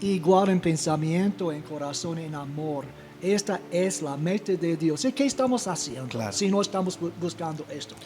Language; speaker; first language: Spanish; non-native, fluent; English